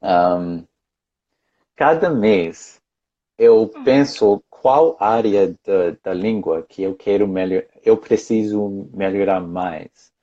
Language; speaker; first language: Portuguese; non-native, fluent; English